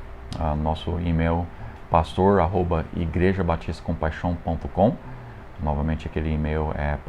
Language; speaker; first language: Portuguese; non-native, fluent; English